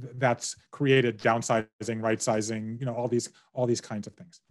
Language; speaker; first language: English; native; English